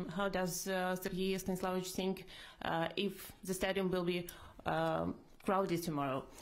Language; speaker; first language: English; non-native, fluent; Ukrainian